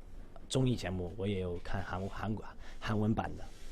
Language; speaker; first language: Chinese; non-native, local second language; Cantonese